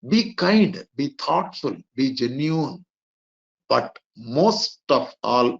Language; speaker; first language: English; non-native, local second language; Telugu